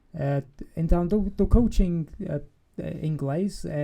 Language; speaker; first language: Portuguese; non-native, fluent; English